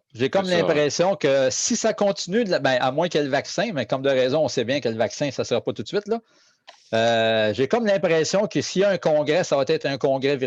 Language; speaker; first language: French; native; French